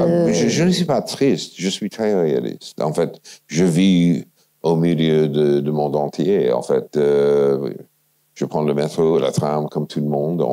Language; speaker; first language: French; non-native, fluent; English